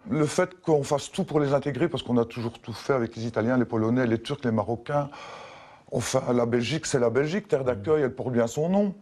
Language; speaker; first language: French; native; French